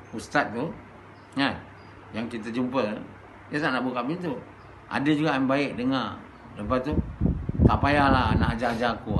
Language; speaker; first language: Malay; native; Malay